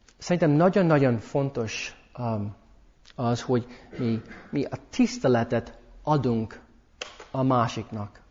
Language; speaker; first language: Hungarian; early bilingual, heritage; English